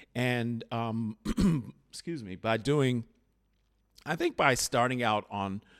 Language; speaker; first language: English; native; English